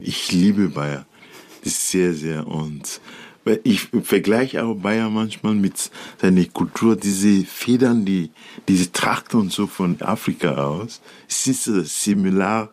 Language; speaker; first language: German; non-native, learner; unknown